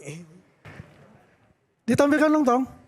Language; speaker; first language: Indonesian; native; Indonesian